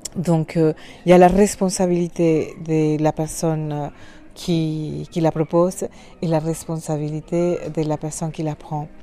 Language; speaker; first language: French; non-native, fluent; Spanish